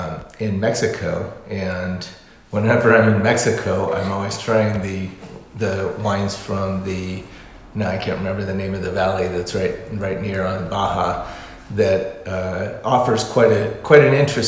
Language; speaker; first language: English; native; English